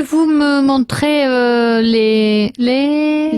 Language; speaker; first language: French; non-native, learner; Spanish